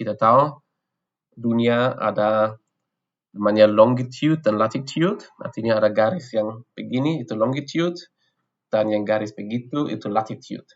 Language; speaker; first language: Indonesian; non-native, fluent; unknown